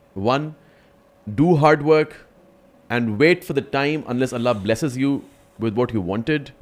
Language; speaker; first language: English; non-native, local second language; Urdu